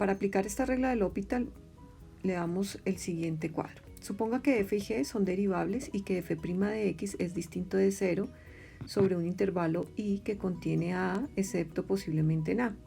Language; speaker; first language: Spanish; native; Spanish